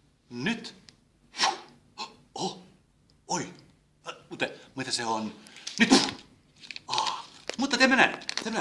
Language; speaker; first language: Finnish; non-native, local second language; Swedish